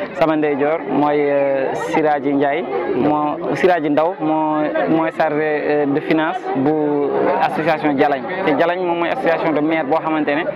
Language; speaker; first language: Wolof; non-native, local second language; Fula